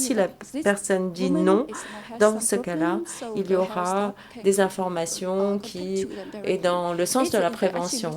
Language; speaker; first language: French; non-native, fluent; Vietnamese